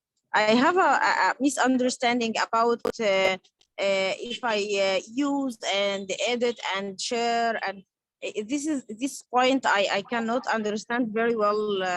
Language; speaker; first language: English; non-native, learner; Arabic